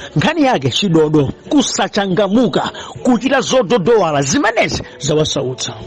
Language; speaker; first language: Nyanja; native; Nyanja